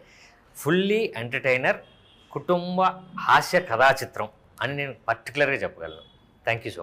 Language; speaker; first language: Telugu; native; Telugu